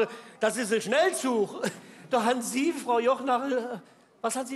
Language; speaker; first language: German; native; German